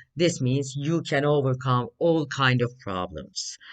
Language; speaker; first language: English; non-native, fluent; Turkish